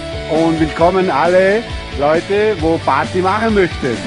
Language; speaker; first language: German; non-native, fluent; Portuguese